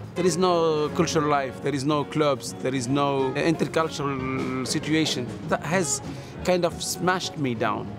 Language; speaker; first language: English; non-native, fluent; Arabic